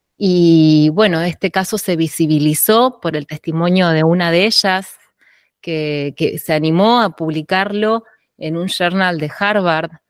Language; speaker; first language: Spanish; native; Spanish